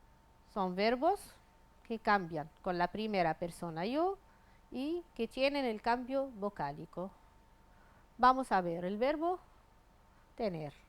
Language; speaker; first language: Spanish; non-native, fluent; Arabic